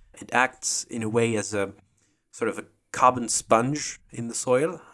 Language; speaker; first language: English; non-native, fluent; French